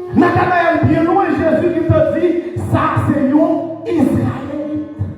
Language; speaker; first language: French; non-native, local second language; Haitian Creole